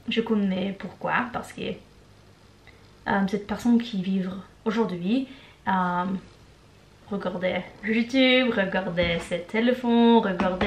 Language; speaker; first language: French; non-native, learner; Norwegian